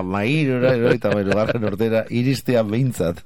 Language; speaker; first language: Basque; native; Basque